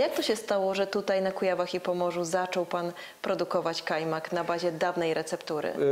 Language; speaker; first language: Polish; native; Polish